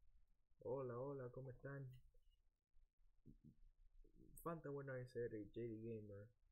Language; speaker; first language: Spanish; early bilingual, heritage; Spanish